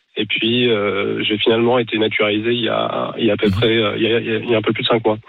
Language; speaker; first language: French; non-native, local second language; Arabic